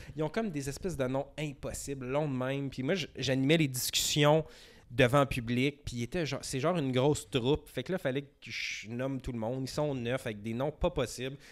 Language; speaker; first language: French; native; French